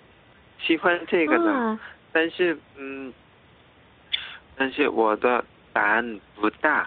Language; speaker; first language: Chinese; non-native, learner; Korean